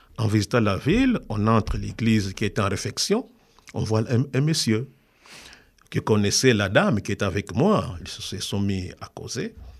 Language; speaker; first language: French; non-native, local second language; Kongo